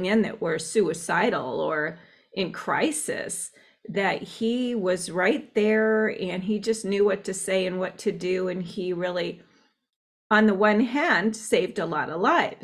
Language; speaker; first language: English; native; English